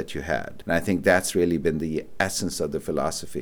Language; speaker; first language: English; non-native, local second language; Urdu